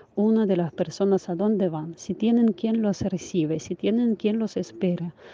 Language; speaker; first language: Spanish; non-native, fluent; Ukrainian